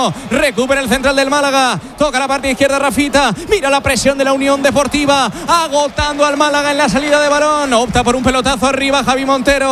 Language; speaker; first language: Spanish; native; Spanish